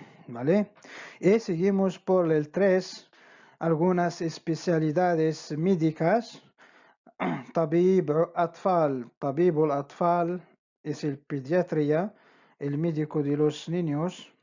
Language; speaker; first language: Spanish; non-native, fluent; Arabic